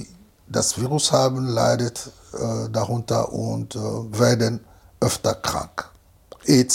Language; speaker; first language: German; non-native, fluent; Lingala